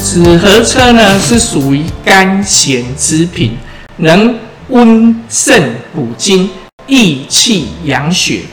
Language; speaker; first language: Chinese; native; Chinese